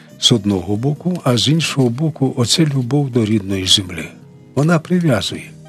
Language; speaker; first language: Ukrainian; non-native, local second language; Russian